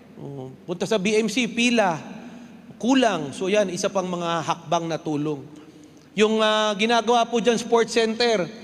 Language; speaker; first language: Filipino; non-native, local second language; Bikol